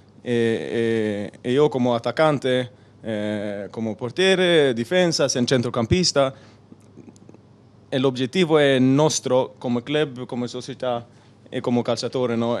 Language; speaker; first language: Italian; non-native, learner; Spanish